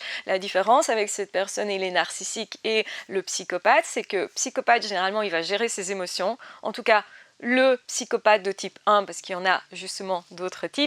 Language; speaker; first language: French; native; French